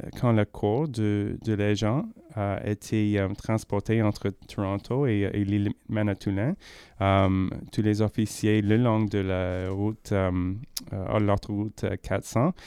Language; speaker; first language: French; non-native, learner; English